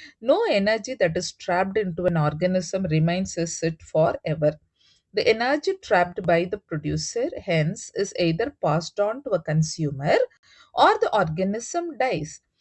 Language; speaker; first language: English; non-native, local second language; Tamil